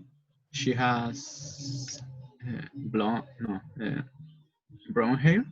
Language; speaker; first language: English; non-native, learner; Spanish